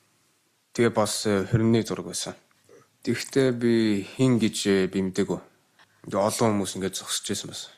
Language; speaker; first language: Mongolian; early bilingual, heritage; Mongolian